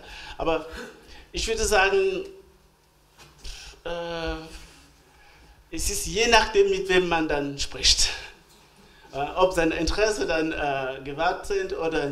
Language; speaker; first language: German; non-native, fluent; French